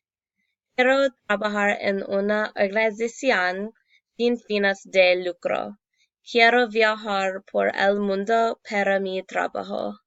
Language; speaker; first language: Spanish; non-native, learner; English